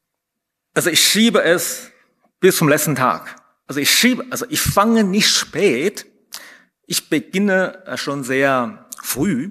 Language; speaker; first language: German; non-native, fluent; Chinese